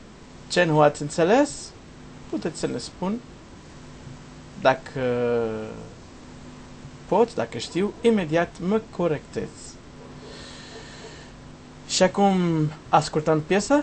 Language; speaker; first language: Romanian; non-native, learner; Portuguese